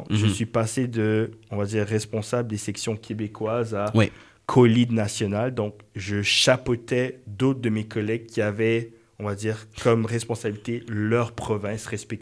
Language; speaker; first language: French; native; French